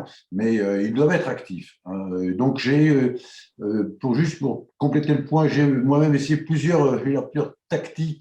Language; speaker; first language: French; native; French